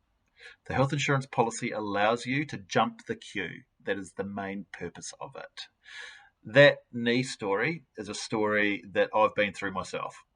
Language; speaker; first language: English; native; English